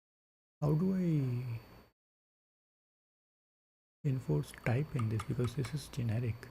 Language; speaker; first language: English; non-native, local second language; Hindi